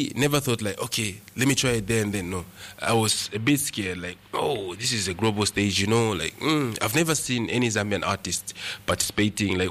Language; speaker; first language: English; non-native, local second language; Nyanja